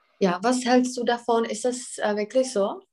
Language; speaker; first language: German; non-native, fluent; Czech